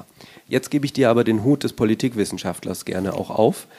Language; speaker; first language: German; native; German